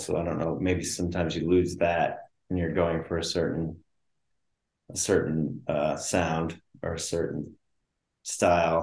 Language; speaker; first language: English; native; English